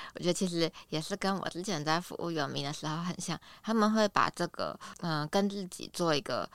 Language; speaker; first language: Chinese; native; Chinese